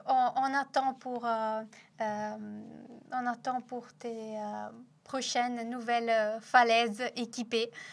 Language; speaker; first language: French; non-native, fluent; Italian